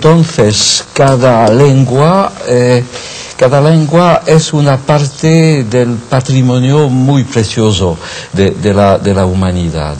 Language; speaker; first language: Spanish; non-native, fluent; French